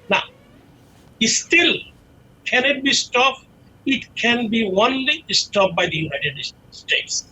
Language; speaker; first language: English; non-native, local second language; Bangla